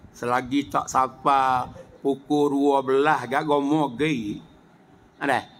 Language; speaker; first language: Malay; native; Malay